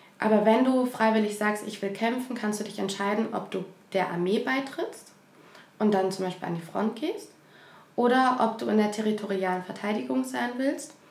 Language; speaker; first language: German; native; German